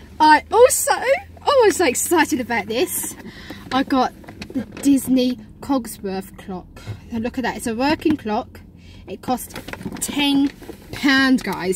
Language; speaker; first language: English; native; English